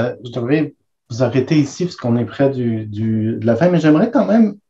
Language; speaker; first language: French; native; French